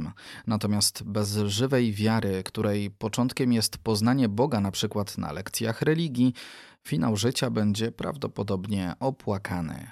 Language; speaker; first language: Polish; native; Polish